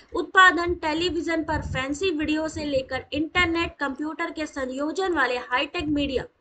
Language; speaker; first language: Hindi; native; Hindi